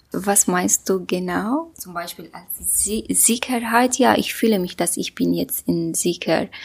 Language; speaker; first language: German; non-native, learner; Kurdish